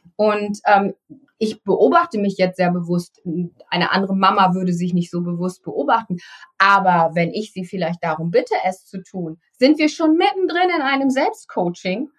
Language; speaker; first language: German; native; German